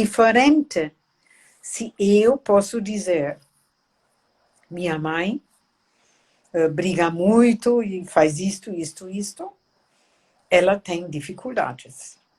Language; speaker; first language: Portuguese; non-native, fluent; German